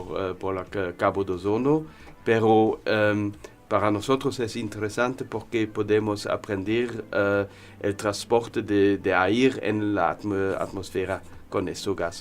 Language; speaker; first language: Spanish; non-native, learner; German